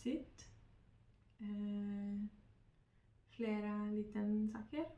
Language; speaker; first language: Swedish; non-native, learner; Polish